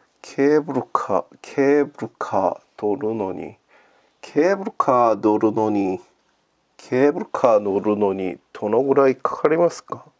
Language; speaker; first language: Japanese; non-native, learner; Korean